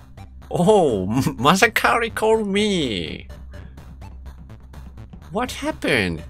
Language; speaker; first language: English; non-native, learner; Japanese